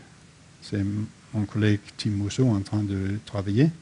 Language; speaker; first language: French; non-native, fluent; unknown